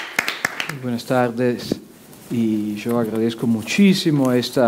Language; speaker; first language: Spanish; non-native, fluent; Italian